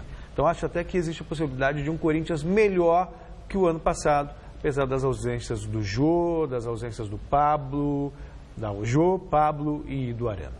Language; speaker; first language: Portuguese; native; Portuguese